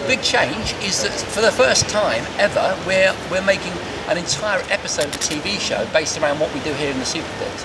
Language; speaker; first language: English; native; English